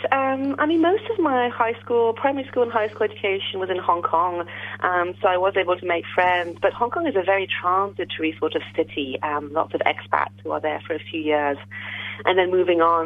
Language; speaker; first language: English; non-native, local second language; French